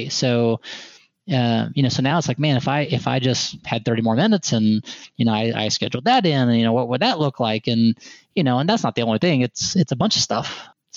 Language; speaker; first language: English; native; English